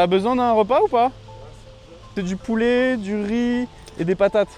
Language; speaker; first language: French; native; French